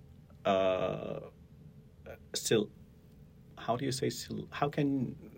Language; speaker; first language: English; non-native, local second language; Hiligaynon